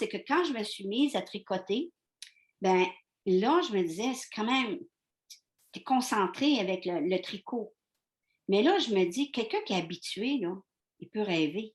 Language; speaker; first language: French; native; French